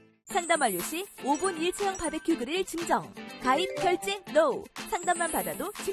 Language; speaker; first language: Korean; native; Korean